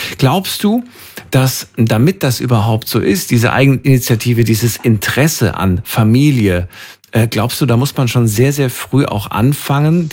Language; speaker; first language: German; native; German